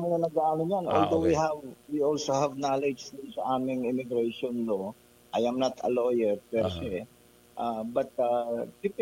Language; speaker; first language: English; non-native, local second language; Bikol